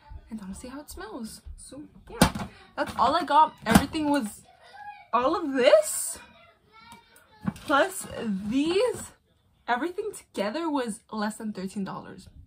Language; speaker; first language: English; early bilingual, other home language; Spanish